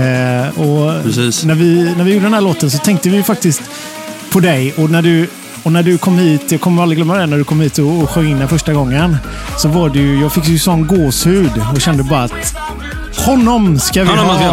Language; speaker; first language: Swedish; native; Swedish